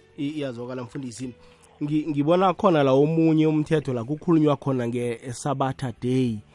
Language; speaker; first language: Zulu; non-native, local second language; South Ndebele